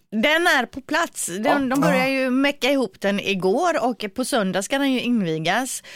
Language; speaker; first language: Swedish; native; Swedish